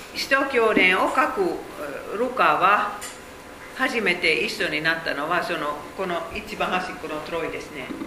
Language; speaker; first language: Japanese; non-native, fluent; Finnish